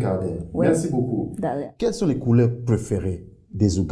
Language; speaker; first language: French; non-native, fluent; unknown